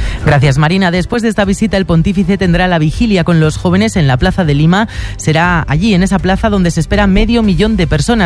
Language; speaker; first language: Spanish; native; Spanish